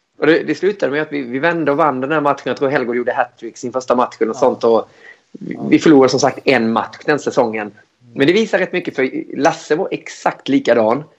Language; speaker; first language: Swedish; native; Swedish